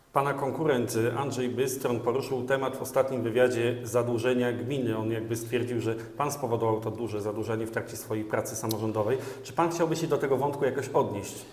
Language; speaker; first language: Polish; native; Polish